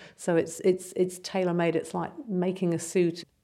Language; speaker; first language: English; native; English